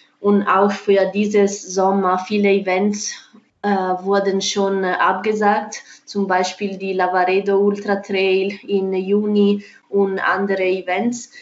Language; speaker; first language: German; non-native, fluent; Italian